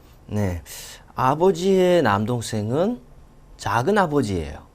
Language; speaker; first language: Korean; non-native, fluent; Russian